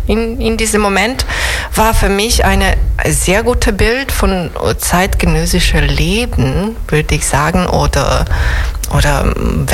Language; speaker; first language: German; non-native, fluent; Serbian